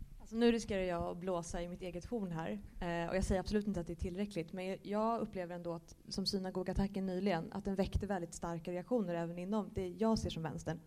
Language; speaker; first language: Swedish; native; Swedish